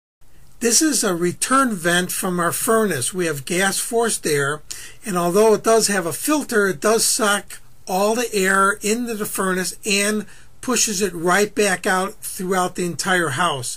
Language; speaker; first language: English; native; English